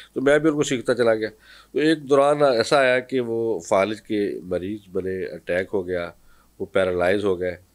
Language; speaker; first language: Urdu; native; Urdu